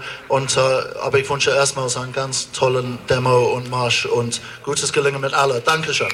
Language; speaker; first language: German; non-native, fluent; English